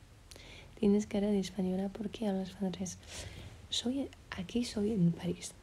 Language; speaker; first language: Spanish; early bilingual, heritage; French